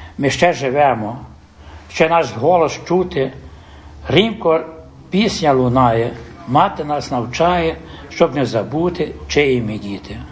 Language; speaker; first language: Ukrainian; early bilingual, heritage; Ukrainian